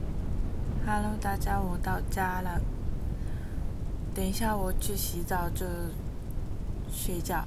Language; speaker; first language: Chinese; early bilingual, heritage; Chinese